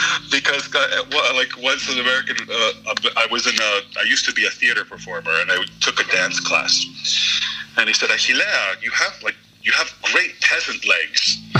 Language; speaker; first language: English; early bilingual, other home language; Greek